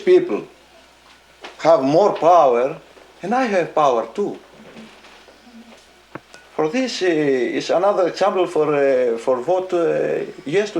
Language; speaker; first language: English; non-native, learner; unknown